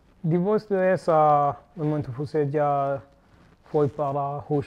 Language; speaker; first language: Portuguese; non-native, learner; Arabic